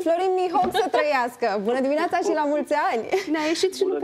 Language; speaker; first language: Romanian; native; Romanian